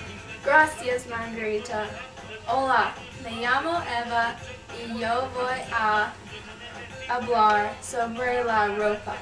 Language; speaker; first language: Spanish; non-native, learner; English